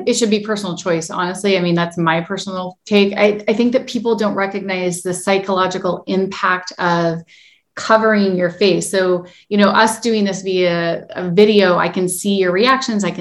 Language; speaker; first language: English; native; English